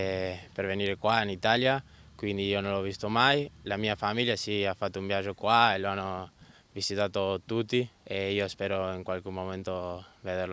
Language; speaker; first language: Italian; non-native, learner; Spanish